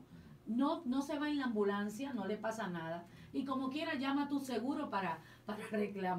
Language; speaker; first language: Spanish; native; Spanish